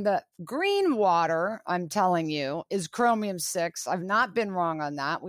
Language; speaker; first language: English; native; English